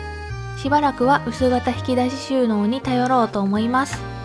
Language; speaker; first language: Japanese; native; Japanese